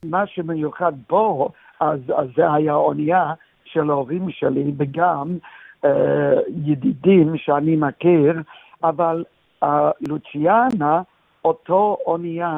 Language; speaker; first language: Hebrew; non-native, fluent; English